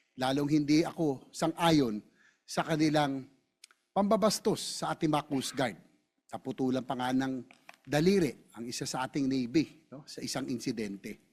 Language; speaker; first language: Filipino; native; Filipino